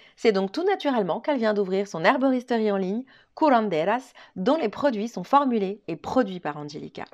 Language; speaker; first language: French; native; French